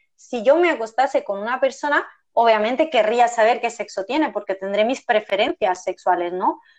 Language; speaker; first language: Spanish; early bilingual, other home language; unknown